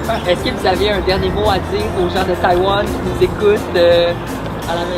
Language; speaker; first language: French; native; French